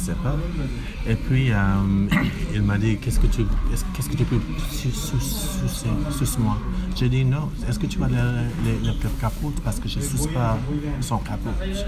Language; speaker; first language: French; non-native, learner; English